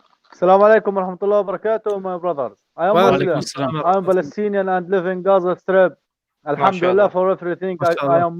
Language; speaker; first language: English; non-native, learner; Arabic